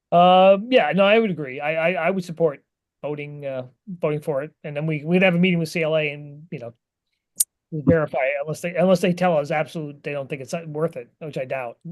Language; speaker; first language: English; native; English